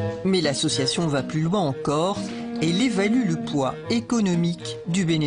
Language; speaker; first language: French; native; French